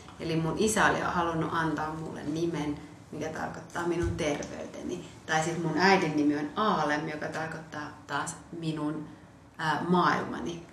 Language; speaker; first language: Finnish; early bilingual, other home language; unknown